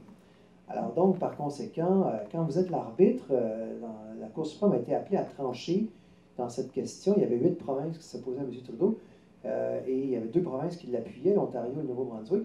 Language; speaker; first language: French; native; French